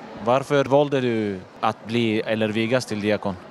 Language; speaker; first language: Swedish; non-native, local second language; Turoyo